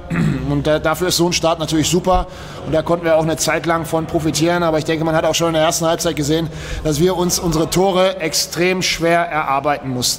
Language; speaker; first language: German; native; German